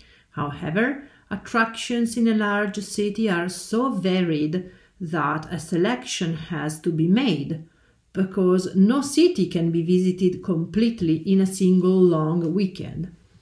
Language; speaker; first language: English; non-native, fluent; Italian